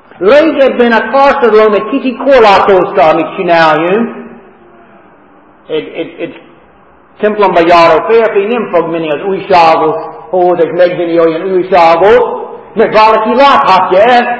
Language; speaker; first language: Hungarian; non-native, fluent; English